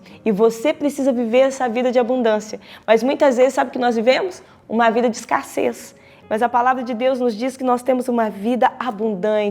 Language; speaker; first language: Portuguese; native; Portuguese